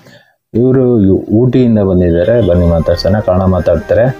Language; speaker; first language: Kannada; native; Kannada